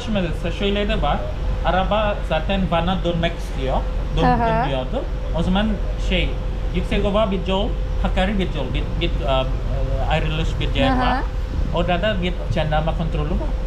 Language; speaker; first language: Turkish; non-native, fluent; Khmer